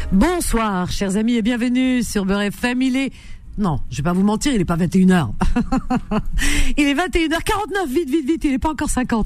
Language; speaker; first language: French; native; French